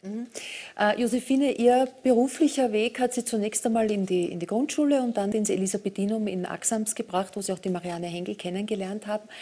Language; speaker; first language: German; native; German